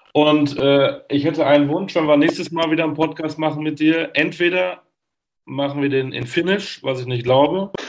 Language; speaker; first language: German; native; German